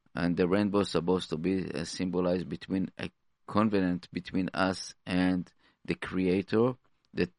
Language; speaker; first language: English; non-native, fluent; Hebrew